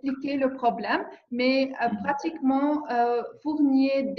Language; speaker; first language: French; non-native, learner; English